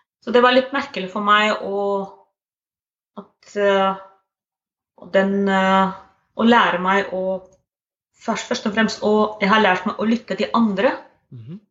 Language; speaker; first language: Norwegian; non-native, fluent; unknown